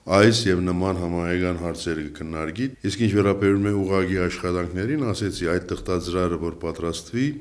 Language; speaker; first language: Armenian; early bilingual, heritage; Armenian